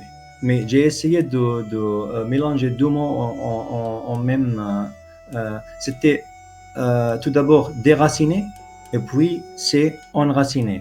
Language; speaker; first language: French; non-native, fluent; Arabic